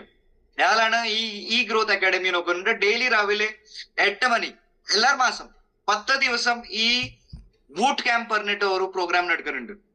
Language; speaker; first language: Malayalam; non-native, fluent; Hindi